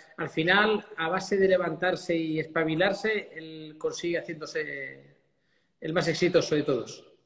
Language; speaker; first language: Spanish; native; Spanish